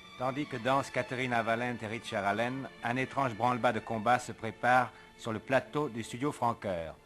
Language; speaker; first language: French; native; French